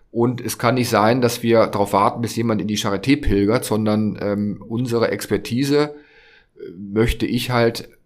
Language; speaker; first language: German; native; German